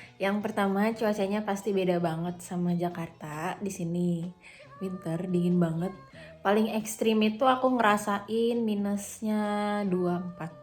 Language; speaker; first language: Indonesian; native; Indonesian